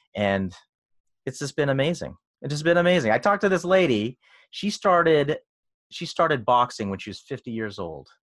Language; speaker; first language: English; early bilingual, other home language; Filipino